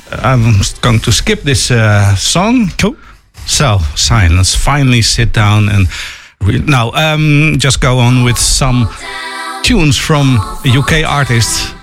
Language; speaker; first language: English; non-native, fluent; Dutch